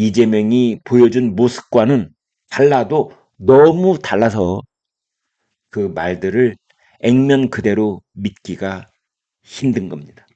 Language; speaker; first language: Korean; native; Korean